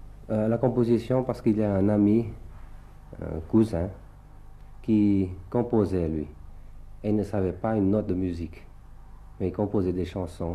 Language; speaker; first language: French; early bilingual, other home language; Thai